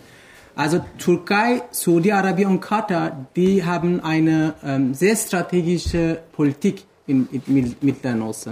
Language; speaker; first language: German; non-native, fluent; Kurdish